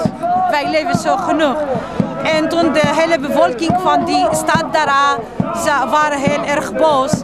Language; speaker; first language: Dutch; non-native, fluent; Arabic